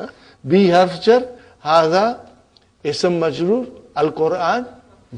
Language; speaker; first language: Arabic; non-native, fluent; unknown